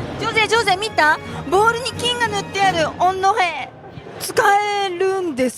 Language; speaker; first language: Japanese; native; Japanese